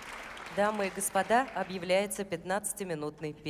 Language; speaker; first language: Russian; native; Russian